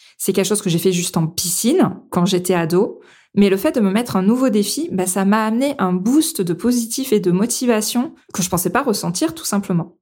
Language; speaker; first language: French; native; French